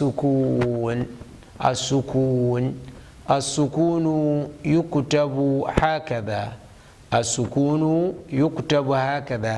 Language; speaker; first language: Arabic; non-native, fluent; Hausa